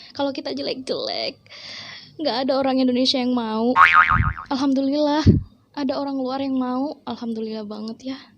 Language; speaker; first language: Indonesian; native; Indonesian